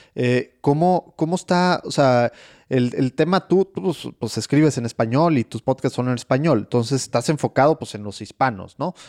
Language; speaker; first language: Spanish; native; Spanish